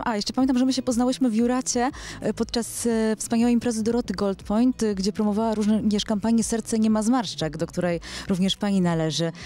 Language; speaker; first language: Polish; native; Polish